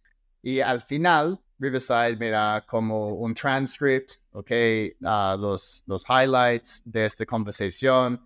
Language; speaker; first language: Spanish; non-native, fluent; English